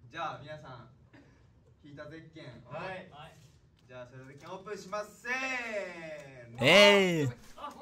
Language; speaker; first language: Japanese; native; Japanese